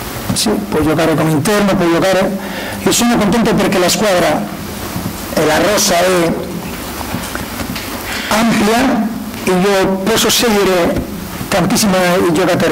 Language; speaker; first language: Italian; non-native, learner; Spanish